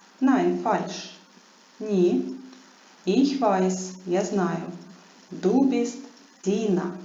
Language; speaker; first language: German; non-native, fluent; Ukrainian